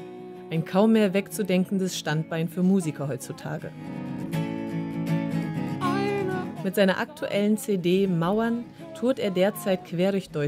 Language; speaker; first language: German; native; German